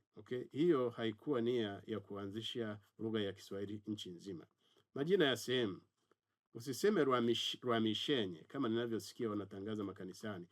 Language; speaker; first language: Swahili; non-native, local second language; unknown